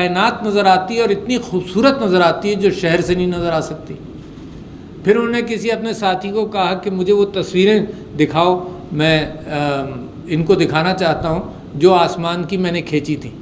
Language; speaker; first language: Urdu; native; Urdu